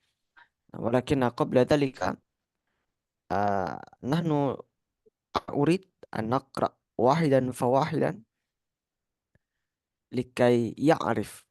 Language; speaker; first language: Arabic; non-native, fluent; Indonesian